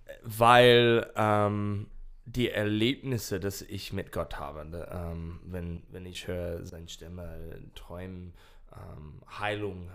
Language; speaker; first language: German; non-native, learner; English